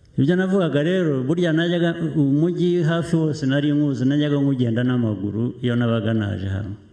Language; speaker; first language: Kinyarwanda; early bilingual, heritage; Kinyarwanda